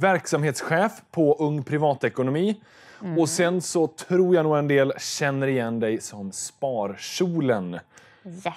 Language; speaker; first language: Swedish; native; Swedish